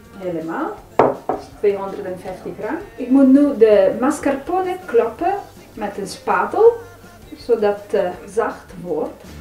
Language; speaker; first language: Dutch; non-native, fluent; Italian